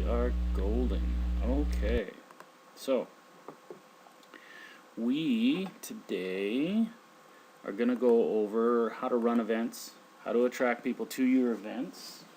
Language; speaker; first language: English; native; English